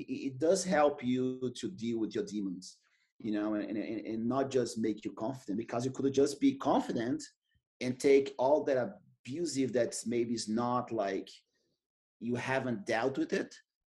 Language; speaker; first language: English; non-native, fluent; Portuguese